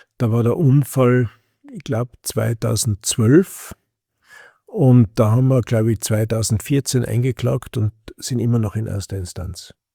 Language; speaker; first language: German; native; German